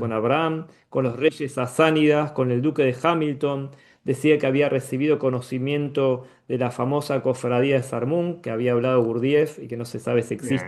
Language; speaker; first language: Spanish; native; Spanish